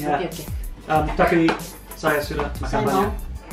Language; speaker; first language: Indonesian; non-native, learner; English